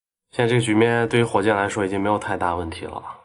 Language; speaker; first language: Chinese; native; Chinese